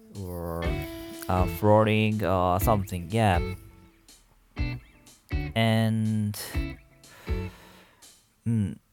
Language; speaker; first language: English; non-native, learner; Japanese